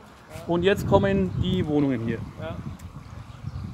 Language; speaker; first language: German; early bilingual, other home language; Turkish